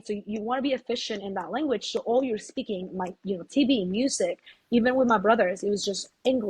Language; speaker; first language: English; early bilingual, other home language; Spanish